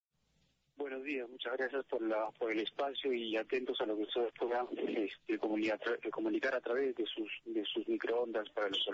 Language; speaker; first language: Spanish; native; Spanish